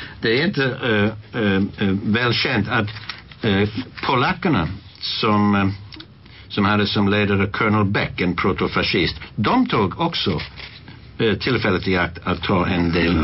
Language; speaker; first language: Swedish; non-native, fluent; English